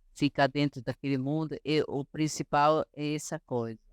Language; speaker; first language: Portuguese; non-native, fluent; Italian